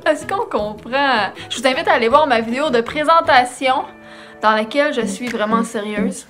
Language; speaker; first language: French; native; French